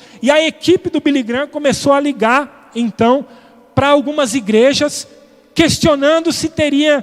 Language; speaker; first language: Portuguese; native; Portuguese